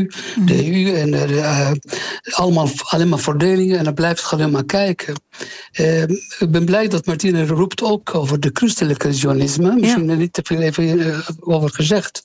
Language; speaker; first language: Dutch; non-native, fluent; Arabic